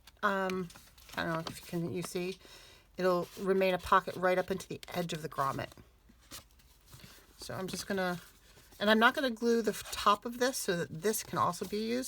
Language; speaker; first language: English; native; English